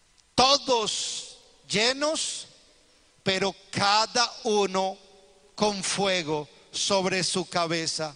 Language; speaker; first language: Spanish; native; Spanish